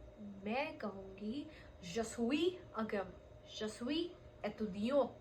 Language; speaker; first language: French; non-native, learner; Hindi